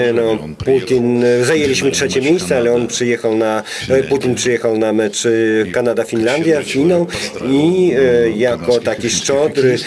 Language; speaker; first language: Polish; non-native, fluent; Russian